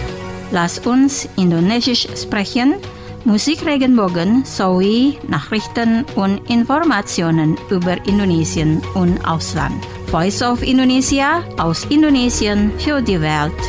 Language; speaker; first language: German; non-native, fluent; Indonesian